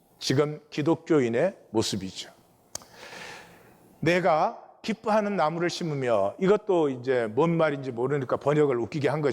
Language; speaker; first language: Korean; native; Korean